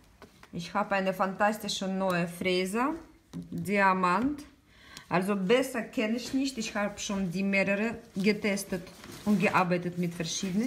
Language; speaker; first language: German; non-native, learner; Russian